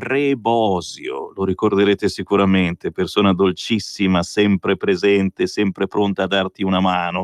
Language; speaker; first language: Italian; native; Italian